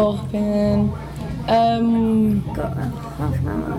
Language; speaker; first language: French; non-native, learner; English